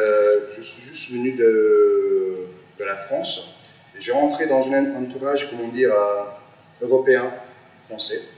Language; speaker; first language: French; non-native, fluent; Turkish